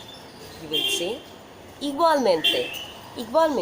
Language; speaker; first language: Spanish; non-native, fluent; Bangla